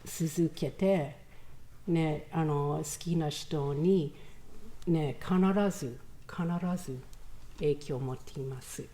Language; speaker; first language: Japanese; non-native, learner; English